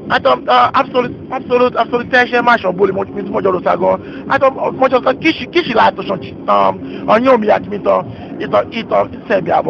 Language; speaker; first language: Hungarian; non-native, learner; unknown